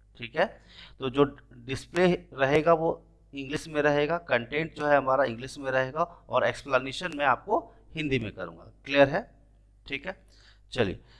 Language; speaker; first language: Hindi; native; Hindi